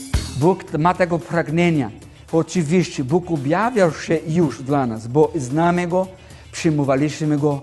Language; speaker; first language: Polish; non-native, learner; Portuguese